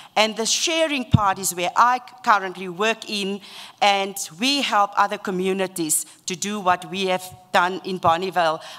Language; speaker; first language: English; non-native, local second language; Afrikaans